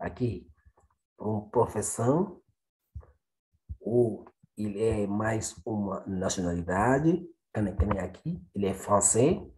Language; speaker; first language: Portuguese; non-native, fluent; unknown